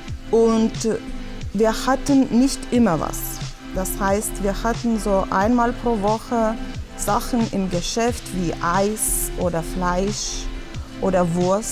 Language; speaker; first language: German; non-native, fluent; Lithuanian